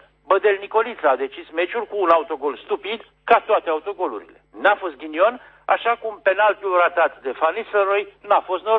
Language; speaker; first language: Romanian; native; Romanian